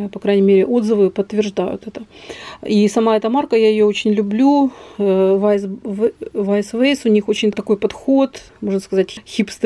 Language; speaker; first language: Russian; native; Russian